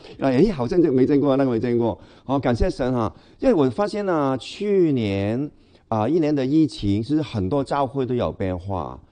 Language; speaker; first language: Chinese; non-native, local second language; Cantonese